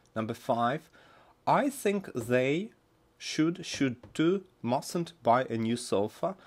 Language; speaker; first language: English; non-native, fluent; Russian